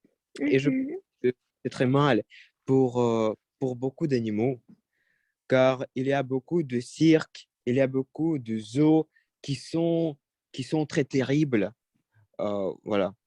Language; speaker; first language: French; non-native, learner; Russian